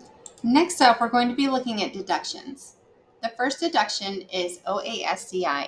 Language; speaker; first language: English; native; English